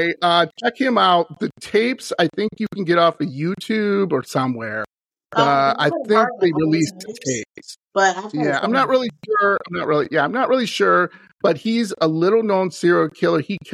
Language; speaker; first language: English; native; English